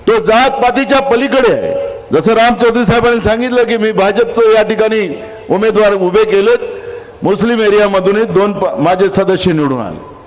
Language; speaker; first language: Marathi; native; Marathi